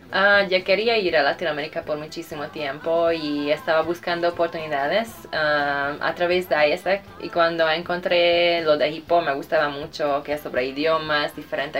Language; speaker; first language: Spanish; non-native, fluent; Hungarian